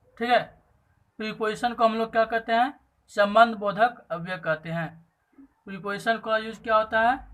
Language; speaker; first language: Hindi; native; Hindi